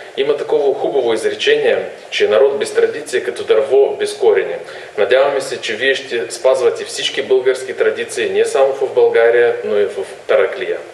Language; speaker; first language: Bulgarian; early bilingual, heritage; Bulgarian